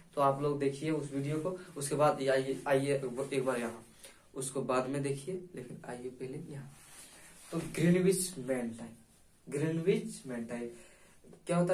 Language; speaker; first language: Hindi; native; Hindi